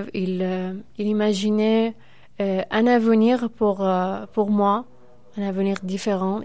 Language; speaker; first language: French; non-native, fluent; Persian